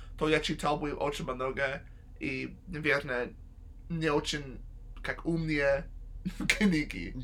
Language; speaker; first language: Russian; non-native, learner; English